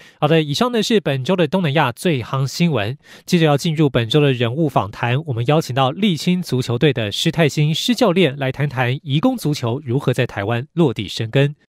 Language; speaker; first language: Chinese; native; Chinese